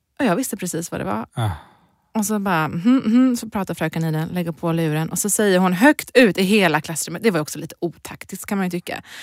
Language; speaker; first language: Swedish; early bilingual, other home language; Persian